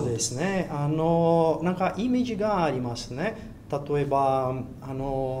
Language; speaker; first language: Japanese; non-native, learner; Portuguese